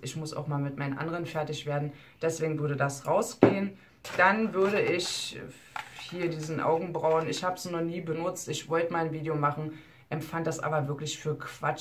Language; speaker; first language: German; native; German